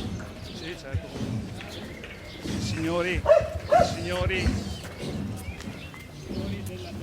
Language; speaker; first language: Italian; native; Italian